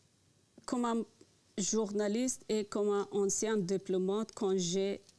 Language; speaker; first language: French; non-native, learner; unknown